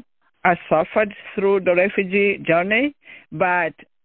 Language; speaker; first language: English; non-native, local second language; Kinyarwanda